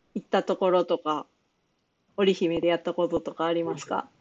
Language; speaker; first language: Japanese; non-native, fluent; English